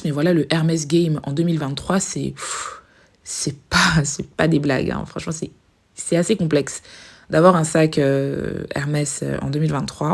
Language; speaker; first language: French; native; French